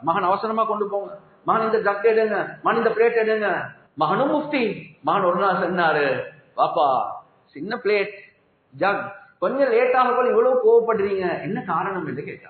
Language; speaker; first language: Tamil; native; Tamil